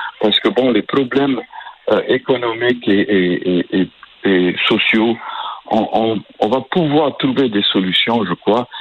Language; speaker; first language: French; native; French